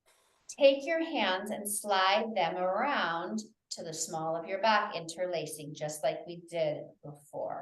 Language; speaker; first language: English; native; English